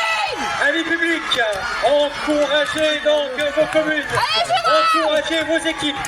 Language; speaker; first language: French; native; French